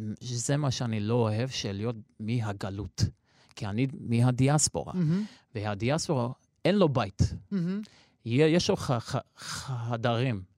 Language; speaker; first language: Hebrew; non-native, local second language; Armenian